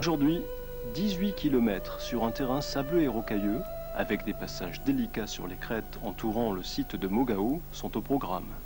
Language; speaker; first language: French; native; French